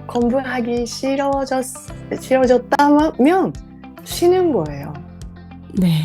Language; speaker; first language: Korean; non-native, fluent; Japanese